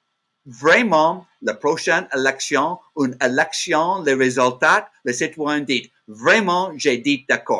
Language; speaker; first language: French; non-native, learner; English